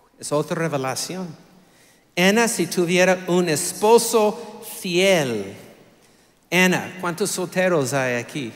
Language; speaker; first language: Spanish; non-native, fluent; English